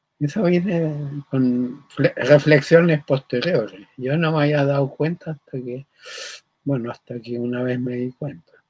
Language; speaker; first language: Spanish; early bilingual, other home language; German